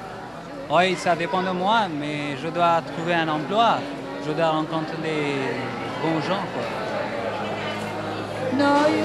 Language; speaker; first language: French; non-native, fluent; Bangla